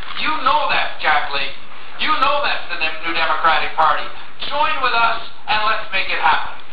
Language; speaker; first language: English; native; English